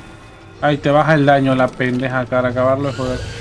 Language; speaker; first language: Spanish; native; Spanish